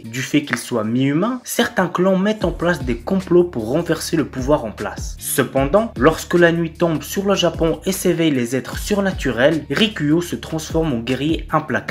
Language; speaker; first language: French; native; French